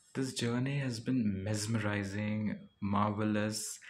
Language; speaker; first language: English; non-native, local second language; Marathi